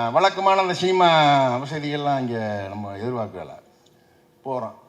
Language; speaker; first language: Tamil; native; Tamil